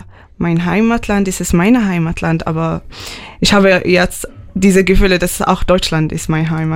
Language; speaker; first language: German; non-native, learner; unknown